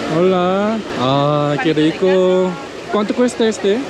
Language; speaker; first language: Spanish; non-native, learner; Korean